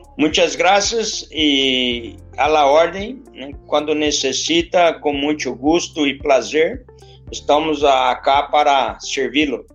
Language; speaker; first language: Spanish; non-native, learner; Portuguese